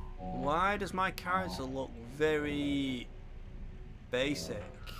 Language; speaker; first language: English; native; English